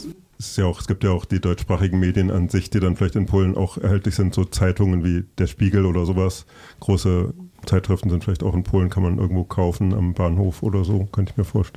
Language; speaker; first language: German; native; German